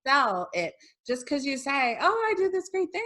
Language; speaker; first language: English; native; English